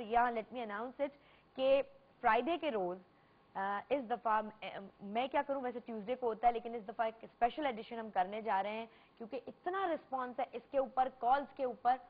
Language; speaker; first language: Urdu; native; Urdu